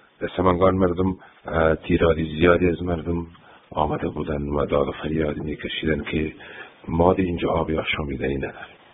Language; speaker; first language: Persian; native; Persian